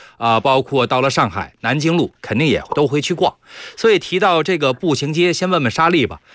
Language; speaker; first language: Chinese; native; Chinese